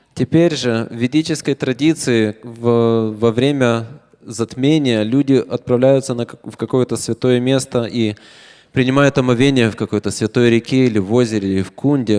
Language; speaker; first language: Russian; native; Russian